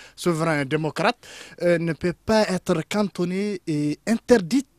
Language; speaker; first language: French; non-native, local second language; Tamasheq